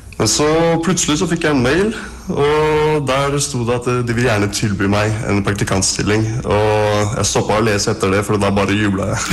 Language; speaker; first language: Norwegian; early bilingual, other home language; Russian